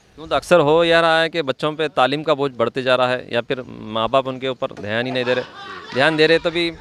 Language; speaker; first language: Hindi; non-native, local second language; Urdu